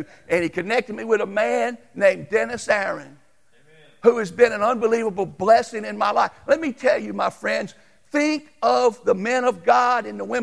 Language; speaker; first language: English; native; English